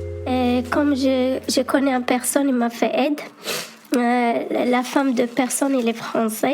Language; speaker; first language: French; non-native, learner; Arabic